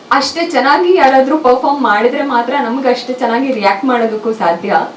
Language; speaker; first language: Kannada; native; Kannada